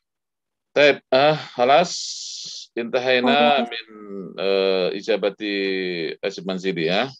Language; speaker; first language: Arabic; non-native, fluent; Indonesian